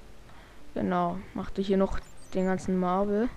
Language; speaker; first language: German; native; German